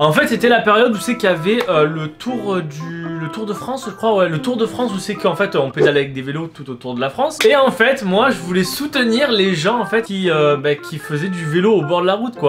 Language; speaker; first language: French; native; French